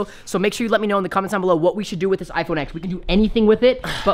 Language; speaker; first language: English; native; English